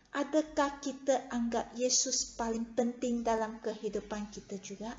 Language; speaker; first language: Malay; non-native, local second language; Chinese